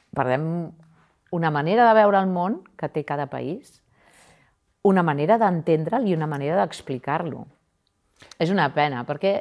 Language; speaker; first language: Catalan; native; Catalan